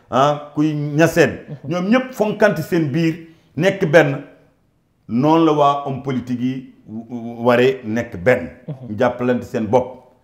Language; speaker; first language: Wolof; non-native, local second language; Fula